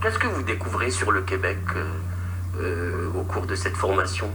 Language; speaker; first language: French; native; French